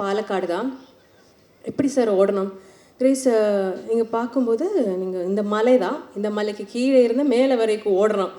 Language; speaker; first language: Tamil; non-native, learner; Malayalam